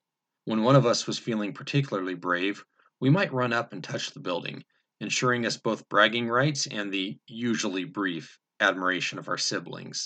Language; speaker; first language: English; native; English